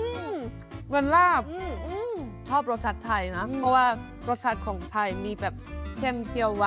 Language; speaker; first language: Thai; non-native, fluent; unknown